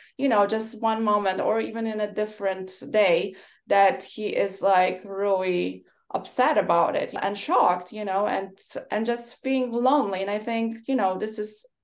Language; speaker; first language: English; non-native, fluent; Polish